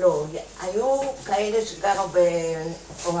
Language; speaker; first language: Hebrew; non-native, fluent; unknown